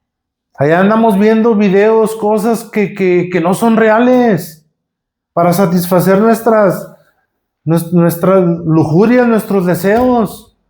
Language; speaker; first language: Spanish; native; Spanish